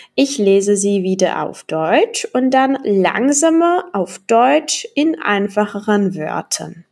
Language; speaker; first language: German; non-native, fluent; Czech